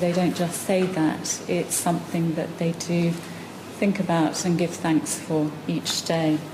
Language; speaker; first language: English; native; English